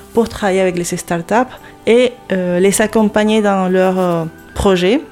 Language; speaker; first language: French; non-native, fluent; Spanish